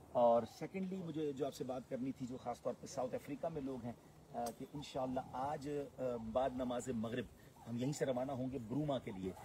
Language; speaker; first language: Urdu; native; Urdu